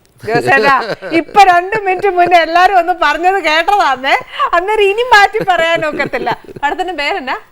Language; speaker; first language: Malayalam; native; Malayalam